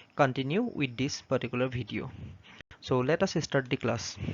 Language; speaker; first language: English; non-native, local second language; Assamese